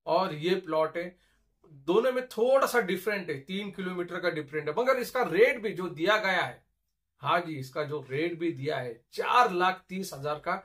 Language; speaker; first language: Hindi; non-native, local second language; Marathi